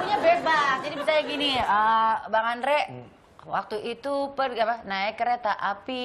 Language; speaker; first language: Indonesian; native; Indonesian